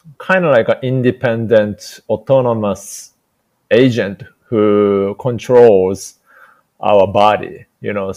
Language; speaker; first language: English; non-native, fluent; Japanese